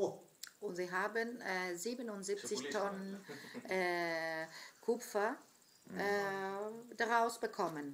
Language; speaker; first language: German; non-native, fluent; Greek